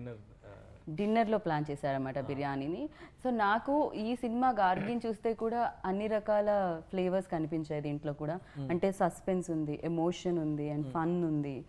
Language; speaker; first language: Telugu; native; Telugu